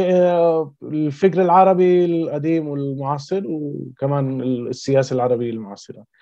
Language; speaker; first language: Arabic; early bilingual, heritage; Spanish